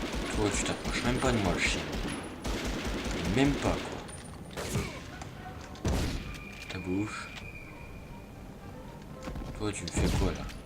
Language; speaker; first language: French; native; French